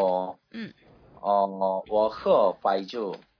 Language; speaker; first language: Chinese; non-native, learner; Korean